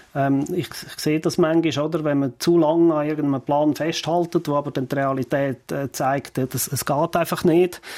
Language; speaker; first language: German; native; German